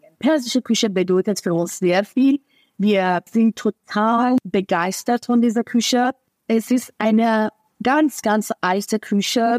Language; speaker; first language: German; non-native, fluent; Persian